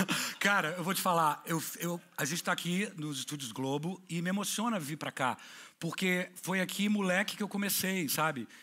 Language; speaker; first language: Portuguese; native; Portuguese